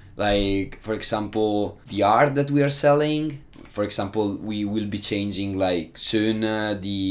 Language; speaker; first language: English; non-native, fluent; Italian